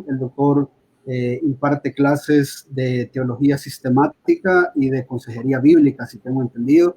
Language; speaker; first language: Spanish; native; Spanish